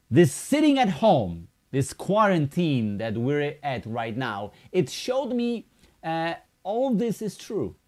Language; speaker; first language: English; non-native, fluent; Polish